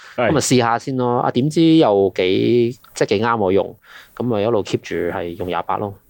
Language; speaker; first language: Cantonese; native; Cantonese